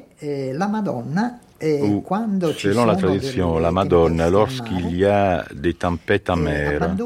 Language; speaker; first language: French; non-native, fluent; Italian